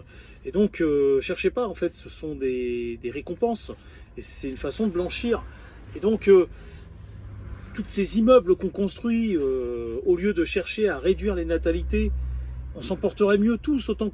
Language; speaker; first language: French; native; French